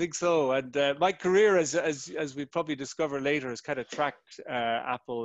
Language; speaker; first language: English; native; English